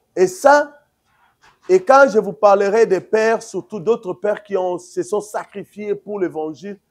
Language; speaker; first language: French; non-native, local second language; Lingala